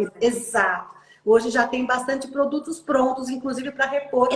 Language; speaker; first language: Portuguese; native; Portuguese